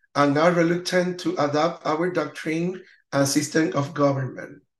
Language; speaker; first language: English; non-native, learner; Spanish